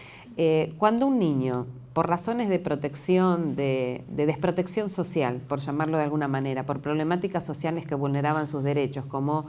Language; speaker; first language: Spanish; native; Spanish